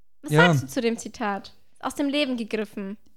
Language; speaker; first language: German; native; German